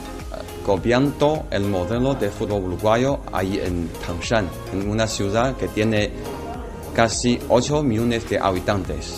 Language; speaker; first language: Spanish; non-native, fluent; Chinese